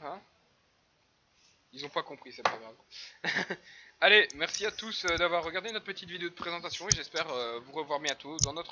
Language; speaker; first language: French; native; French